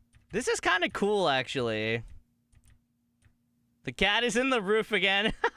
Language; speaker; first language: English; native; English